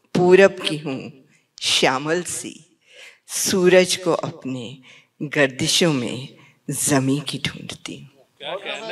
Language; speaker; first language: Hindi; native; Hindi